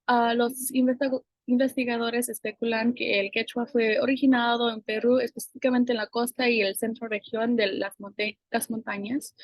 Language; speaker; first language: Spanish; non-native, fluent; English